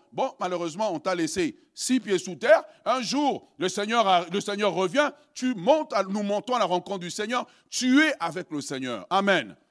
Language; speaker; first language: French; early bilingual, other home language; Lingala